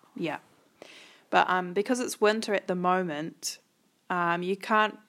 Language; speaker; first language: English; native; English